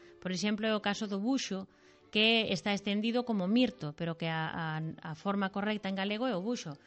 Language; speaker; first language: Galician; native; Galician